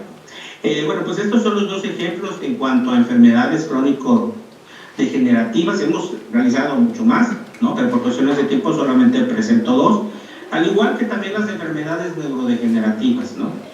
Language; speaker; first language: Spanish; native; Spanish